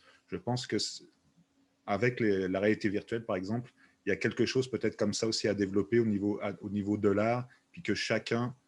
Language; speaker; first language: French; native; French